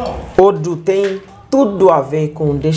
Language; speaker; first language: Portuguese; non-native, learner; Yoruba